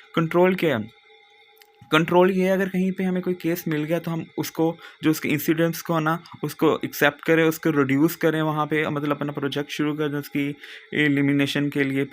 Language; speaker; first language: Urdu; non-native, local second language; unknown